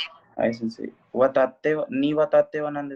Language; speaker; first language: Japanese; non-native, learner; Hindi